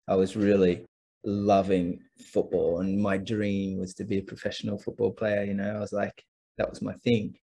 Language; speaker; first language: English; native; English